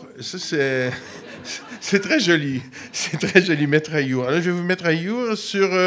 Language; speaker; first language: French; native; French